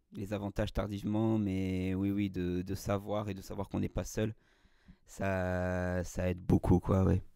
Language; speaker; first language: French; native; French